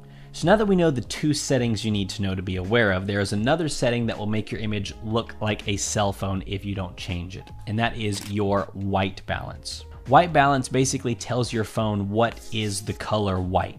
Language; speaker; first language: English; native; English